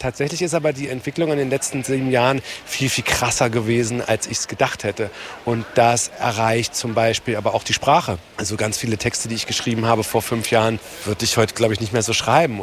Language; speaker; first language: German; native; German